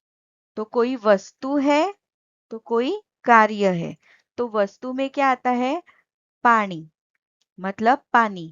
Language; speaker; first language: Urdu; non-native, local second language; Marathi